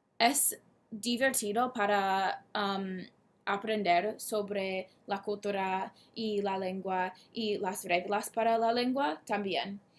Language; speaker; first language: Spanish; non-native, learner; English